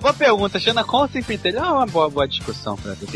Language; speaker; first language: Portuguese; native; Portuguese